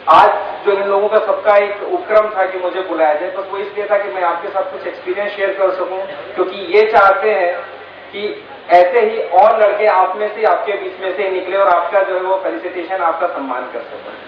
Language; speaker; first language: Hindi; non-native, local second language; Marathi